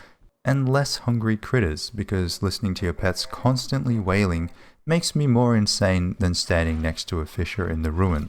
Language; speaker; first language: English; native; English